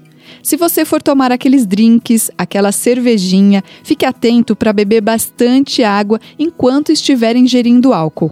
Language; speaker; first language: Portuguese; native; Portuguese